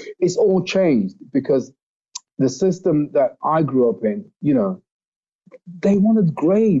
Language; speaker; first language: English; native; English